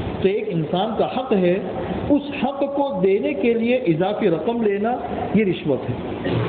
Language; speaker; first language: Urdu; non-native, local second language; Gujarati